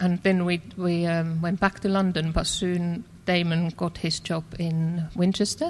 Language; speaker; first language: English; non-native, fluent; Finnish